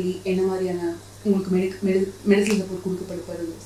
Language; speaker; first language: Tamil; native; Tamil